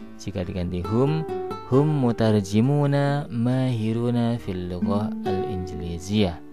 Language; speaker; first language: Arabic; non-native, fluent; Indonesian